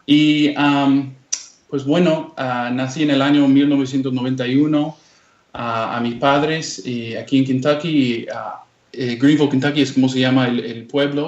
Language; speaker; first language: Spanish; non-native, fluent; English